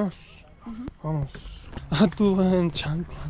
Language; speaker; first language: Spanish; non-native, learner; Croatian